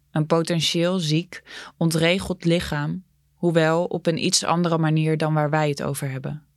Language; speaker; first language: Dutch; native; Dutch